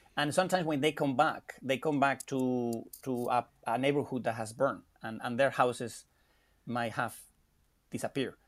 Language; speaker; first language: English; non-native, fluent; Spanish